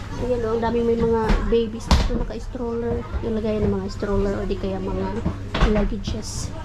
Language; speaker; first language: Filipino; non-native, local second language; Cebuano